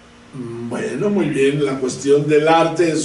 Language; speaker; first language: Spanish; native; Spanish